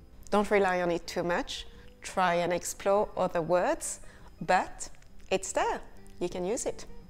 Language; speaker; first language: English; non-native, fluent; French